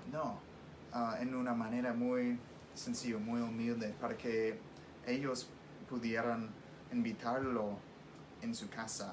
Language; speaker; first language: Spanish; non-native, fluent; English